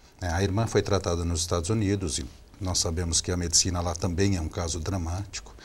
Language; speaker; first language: Portuguese; native; Portuguese